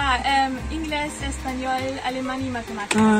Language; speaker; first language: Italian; non-native, learner; German